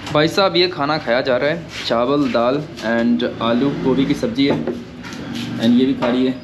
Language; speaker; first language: Hindi; native; Hindi